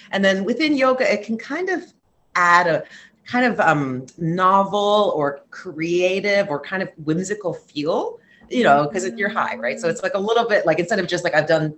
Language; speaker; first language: English; native; English